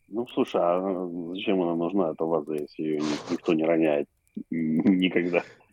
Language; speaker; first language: Russian; native; Russian